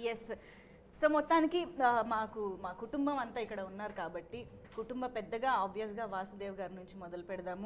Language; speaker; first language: Telugu; native; Telugu